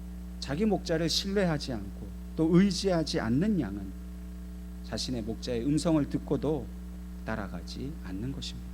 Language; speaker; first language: Korean; native; Korean